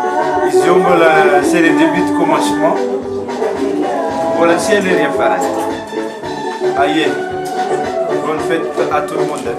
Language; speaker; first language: French; non-native, local second language; Malagasy